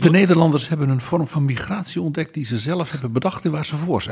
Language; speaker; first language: Dutch; native; Dutch